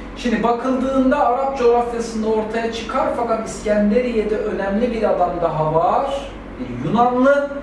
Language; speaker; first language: Turkish; native; Turkish